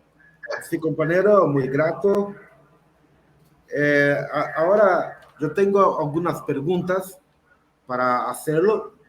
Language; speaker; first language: Spanish; non-native, local second language; Portuguese